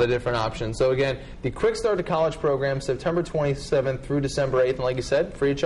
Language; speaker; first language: English; native; English